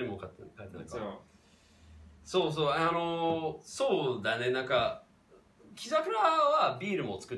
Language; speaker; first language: Japanese; non-native, fluent; English